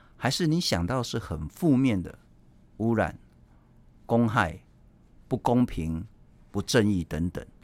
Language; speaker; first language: Chinese; native; Chinese